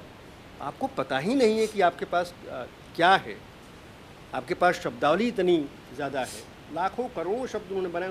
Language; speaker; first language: Hindi; native; Hindi